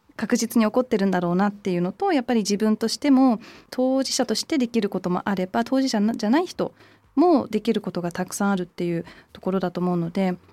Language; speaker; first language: Japanese; early bilingual, heritage; English